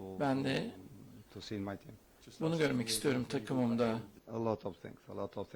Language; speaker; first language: Turkish; non-native, learner; Portuguese